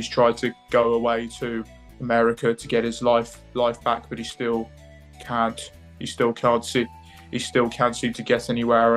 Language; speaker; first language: English; native; English